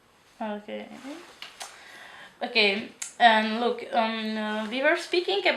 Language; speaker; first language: English; non-native, learner; Czech